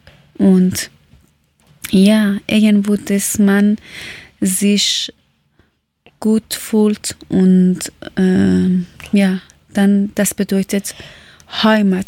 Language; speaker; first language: German; non-native, learner; Persian